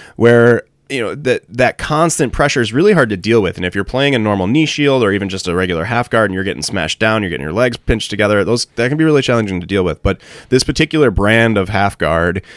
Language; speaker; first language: English; native; English